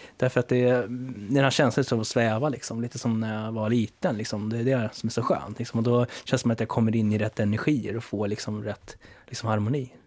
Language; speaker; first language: Swedish; early bilingual, other home language; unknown